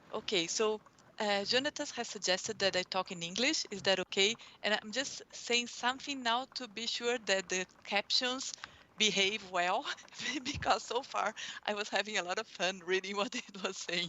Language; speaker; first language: English; non-native, fluent; Portuguese